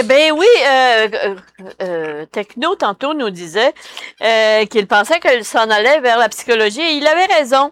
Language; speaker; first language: French; native; French